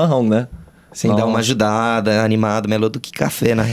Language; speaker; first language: Portuguese; non-native, fluent; English